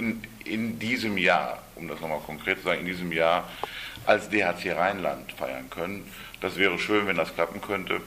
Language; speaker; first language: German; native; German